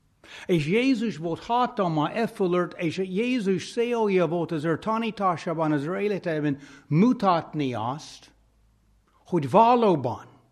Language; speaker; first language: Hungarian; non-native, fluent; English